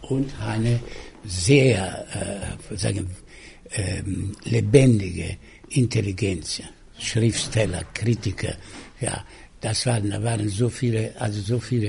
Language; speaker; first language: German; non-native, fluent; Italian